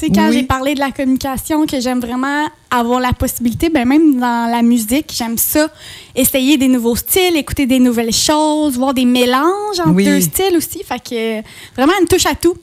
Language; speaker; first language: French; native; French